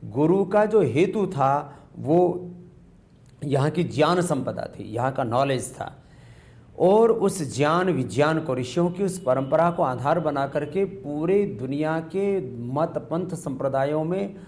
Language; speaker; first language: Hindi; native; Hindi